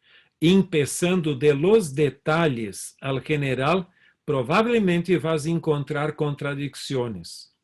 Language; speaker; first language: Spanish; non-native, fluent; Portuguese